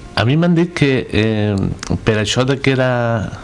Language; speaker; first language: Spanish; non-native, local second language; Catalan